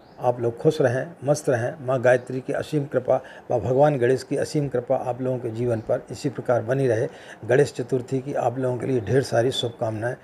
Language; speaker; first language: Hindi; native; Hindi